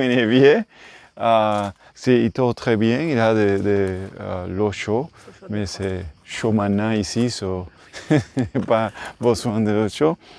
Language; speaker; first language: French; non-native, learner; English